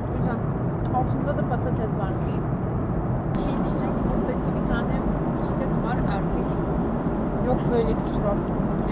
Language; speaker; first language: Turkish; native; Turkish